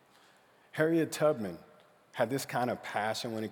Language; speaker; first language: English; native; English